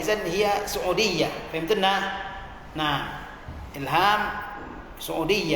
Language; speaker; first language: Arabic; non-native, fluent; Indonesian